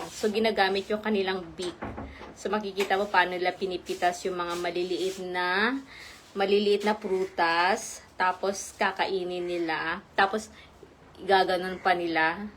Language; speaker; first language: Filipino; non-native, local second language; Iloko